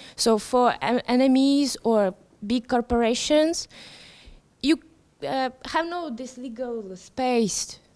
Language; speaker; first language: English; non-native, fluent; Ukrainian